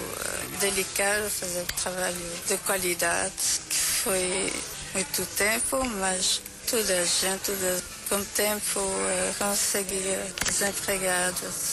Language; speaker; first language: Portuguese; non-native, learner; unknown